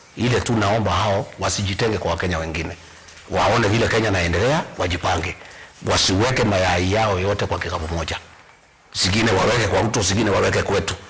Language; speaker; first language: Swahili; non-native, local second language; Kikuyu